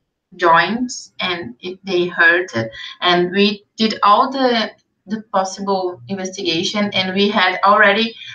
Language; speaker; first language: English; non-native, fluent; Portuguese